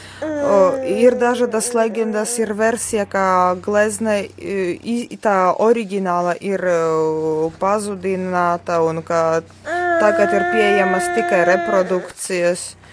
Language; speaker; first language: Latvian; non-native, fluent; Polish